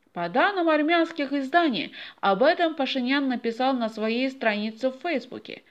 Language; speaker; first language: Russian; non-native, local second language; Azerbaijani